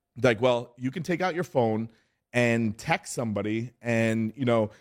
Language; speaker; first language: English; native; English